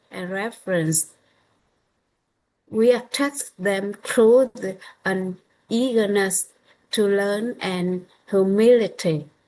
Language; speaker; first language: English; non-native, learner; Vietnamese